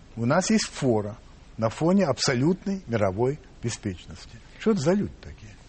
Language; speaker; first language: Russian; non-native, fluent; English